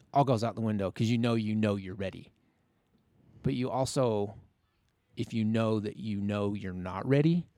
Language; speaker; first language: English; native; English